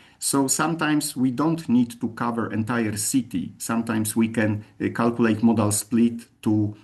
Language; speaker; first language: English; non-native, fluent; Polish